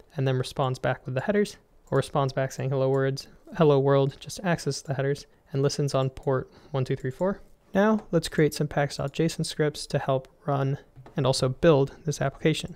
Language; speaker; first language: English; native; English